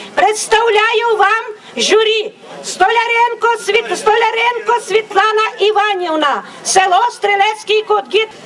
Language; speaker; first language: Ukrainian; native; Ukrainian